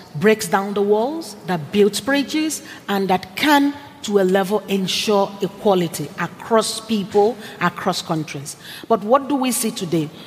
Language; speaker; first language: English; non-native, local second language; Igbo